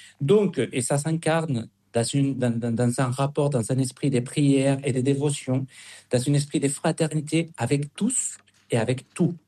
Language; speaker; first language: French; non-native, fluent; Spanish